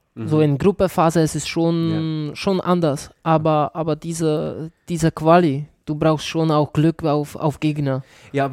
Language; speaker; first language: German; non-native, learner; Czech